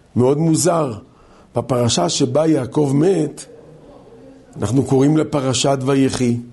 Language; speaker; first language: Hebrew; native; Hebrew